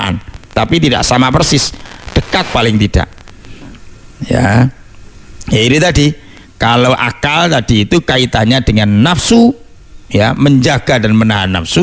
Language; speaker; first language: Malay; non-native, local second language; Javanese